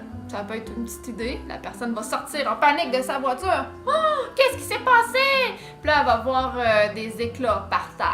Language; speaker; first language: French; native; French